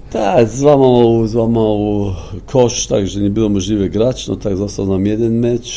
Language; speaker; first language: Polish; non-native, fluent; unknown